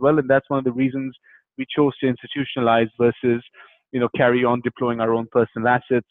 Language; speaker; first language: English; non-native, local second language; Hindi